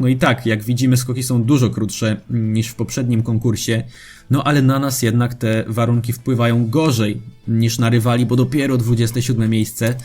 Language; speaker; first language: Polish; native; Polish